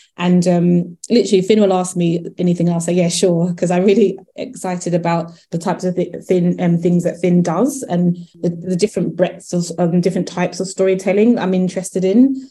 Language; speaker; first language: English; native; English